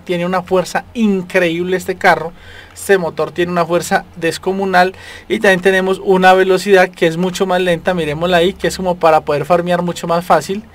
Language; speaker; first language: Spanish; native; Spanish